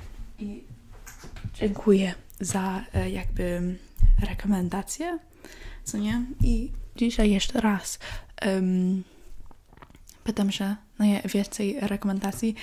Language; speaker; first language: Polish; early bilingual, heritage; English